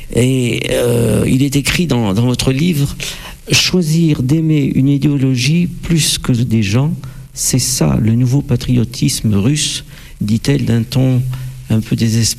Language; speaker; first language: French; native; French